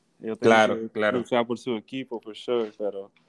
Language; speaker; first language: Spanish; early bilingual, heritage; English